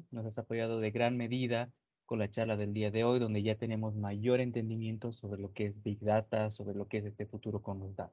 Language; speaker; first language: Spanish; native; Spanish